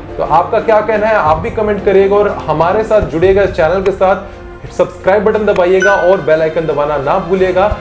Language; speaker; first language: Hindi; native; Hindi